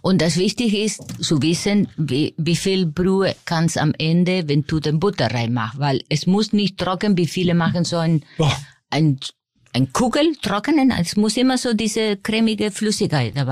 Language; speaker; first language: German; non-native, fluent; Spanish